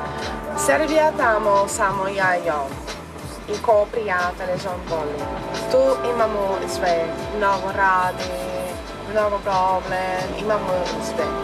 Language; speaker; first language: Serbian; non-native, learner; Spanish